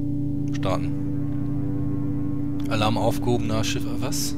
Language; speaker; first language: German; native; German